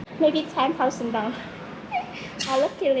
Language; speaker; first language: English; non-native, learner; Vietnamese